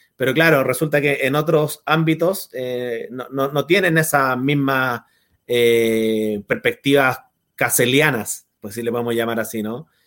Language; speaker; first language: Spanish; native; Spanish